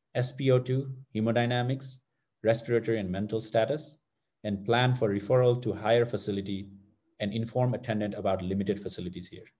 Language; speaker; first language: English; non-native, local second language; Nepali